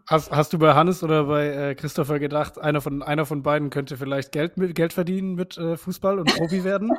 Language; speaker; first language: German; native; German